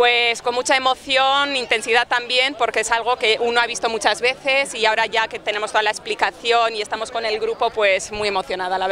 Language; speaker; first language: Spanish; native; Spanish